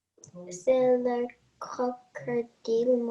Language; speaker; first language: French; early bilingual, other home language; Chinese